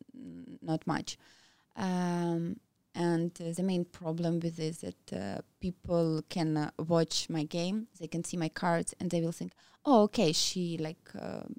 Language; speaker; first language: English; non-native, fluent; Ukrainian